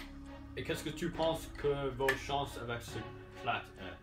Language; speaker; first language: French; non-native, learner; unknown